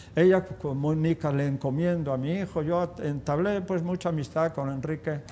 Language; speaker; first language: Spanish; native; Spanish